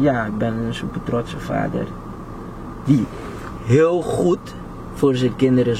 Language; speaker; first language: Dutch; non-native, local second language; Papiamento